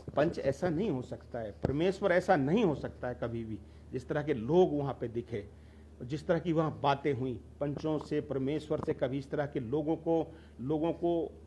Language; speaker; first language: Hindi; native; Hindi